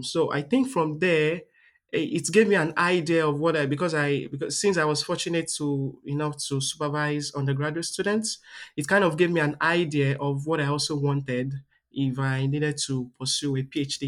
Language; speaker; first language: English; non-native, local second language; Yoruba